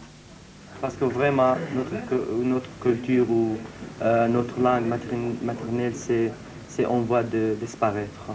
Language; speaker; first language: French; non-native, fluent; Syriac